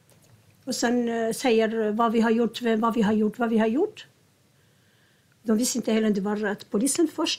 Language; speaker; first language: Swedish; non-native, learner; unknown